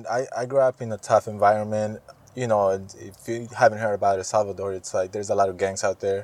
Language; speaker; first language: English; non-native, fluent; Spanish